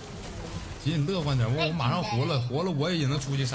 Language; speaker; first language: Chinese; native; Chinese